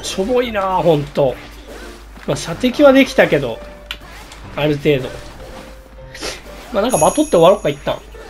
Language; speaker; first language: Japanese; native; Japanese